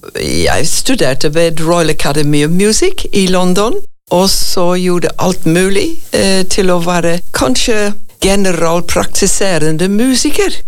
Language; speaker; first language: Norwegian; non-native, fluent; English